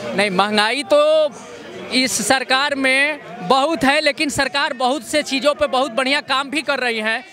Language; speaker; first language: Hindi; native; Hindi